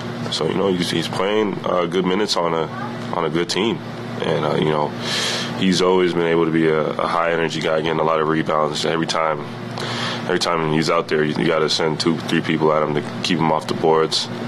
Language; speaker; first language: English; native; English